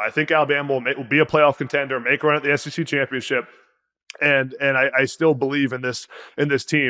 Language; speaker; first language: English; native; English